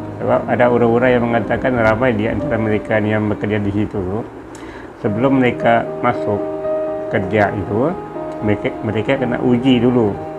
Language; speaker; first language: Malay; native; Malay